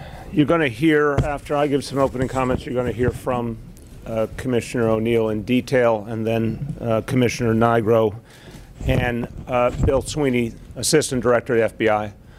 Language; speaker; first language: English; native; English